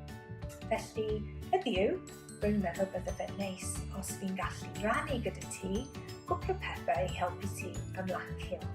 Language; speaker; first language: Welsh; non-native, local second language; English